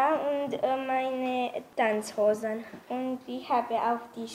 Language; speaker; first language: German; non-native, learner; Romanian